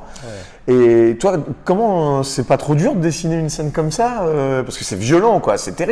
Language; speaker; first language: French; native; French